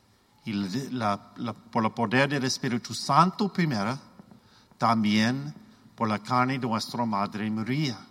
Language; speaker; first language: Spanish; non-native, learner; English